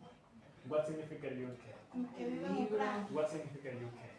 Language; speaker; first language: English; non-native, learner; Spanish